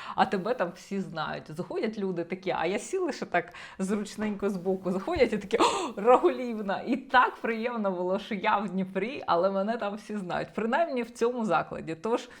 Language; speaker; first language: Ukrainian; native; Ukrainian